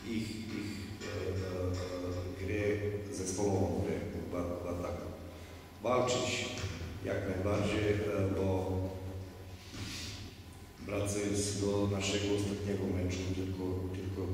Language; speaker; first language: Polish; non-native, fluent; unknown